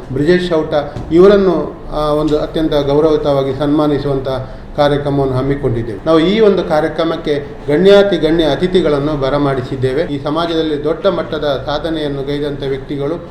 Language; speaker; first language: Kannada; non-native, local second language; Tulu